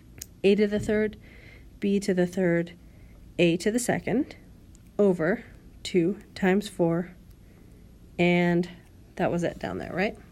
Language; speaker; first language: English; native; English